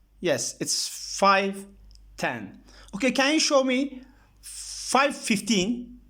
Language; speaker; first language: English; non-native, learner; Turkish